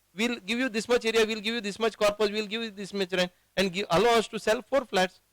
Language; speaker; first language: English; non-native, local second language; Marathi